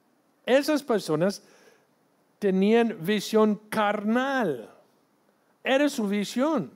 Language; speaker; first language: Spanish; non-native, fluent; English